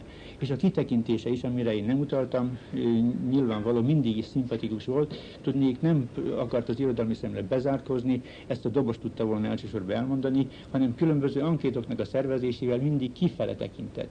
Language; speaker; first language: Hungarian; native; Hungarian